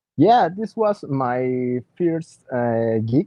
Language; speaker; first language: English; non-native, learner; Spanish